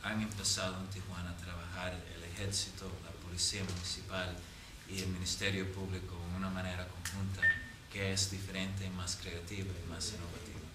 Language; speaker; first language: Spanish; non-native, fluent; English